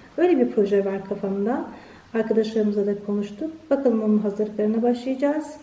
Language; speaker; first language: Turkish; early bilingual, heritage; Turkish